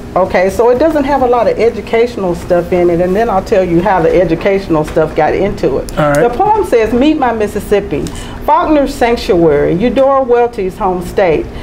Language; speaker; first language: English; native; English